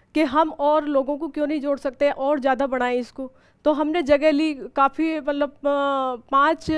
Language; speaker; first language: Hindi; native; Hindi